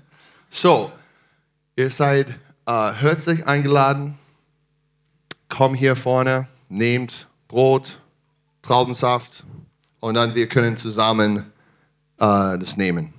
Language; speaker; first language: German; non-native, fluent; English